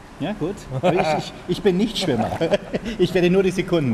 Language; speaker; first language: German; native; German